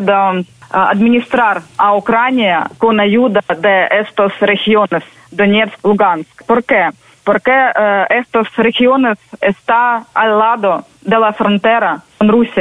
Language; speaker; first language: Spanish; non-native, fluent; Ukrainian